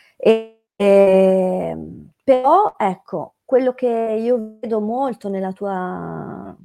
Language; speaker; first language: Italian; native; Italian